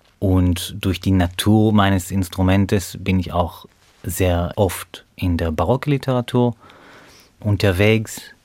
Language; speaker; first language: German; non-native, fluent; Hebrew